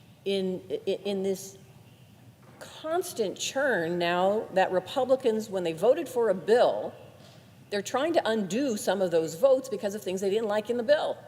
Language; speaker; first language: English; native; English